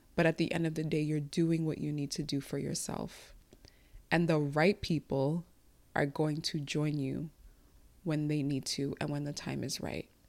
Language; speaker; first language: English; early bilingual, other home language; Igbo